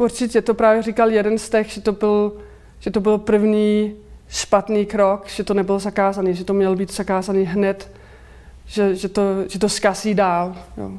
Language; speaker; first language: Czech; non-native, fluent; Danish